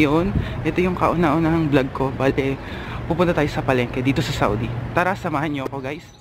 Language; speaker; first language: Filipino; native; Filipino